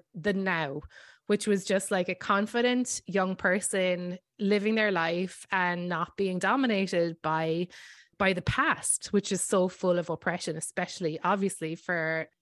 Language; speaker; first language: English; native; English